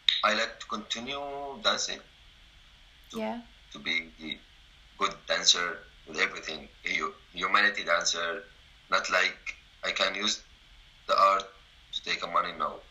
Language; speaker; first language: English; non-native, learner; Arabic